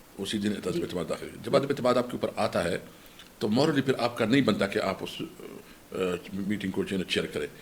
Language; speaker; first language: Urdu; non-native, local second language; Pashto